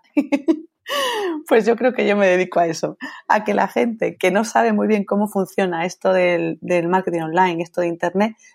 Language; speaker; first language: Spanish; native; Spanish